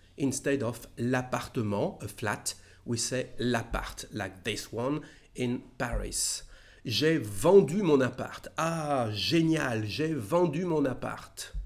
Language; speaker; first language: French; native; French